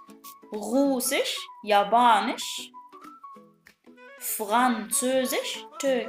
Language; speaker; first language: German; non-native, fluent; Arabic